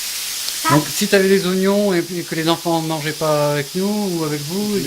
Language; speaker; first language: French; native; French